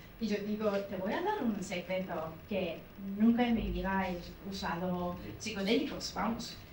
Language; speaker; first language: Spanish; non-native, learner; English